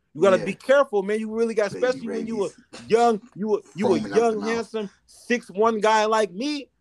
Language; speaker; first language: English; native; English